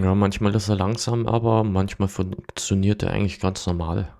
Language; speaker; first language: German; native; German